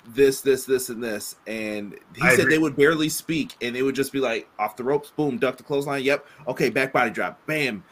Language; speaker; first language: English; native; English